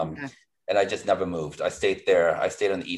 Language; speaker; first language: English; non-native, local second language; Cantonese